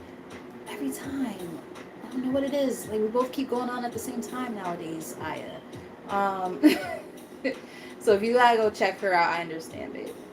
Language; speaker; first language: English; native; English